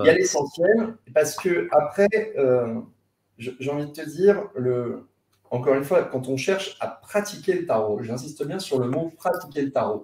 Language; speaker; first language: French; native; French